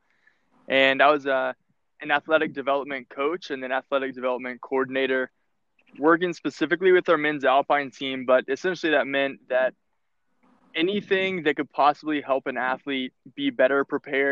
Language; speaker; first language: English; native; English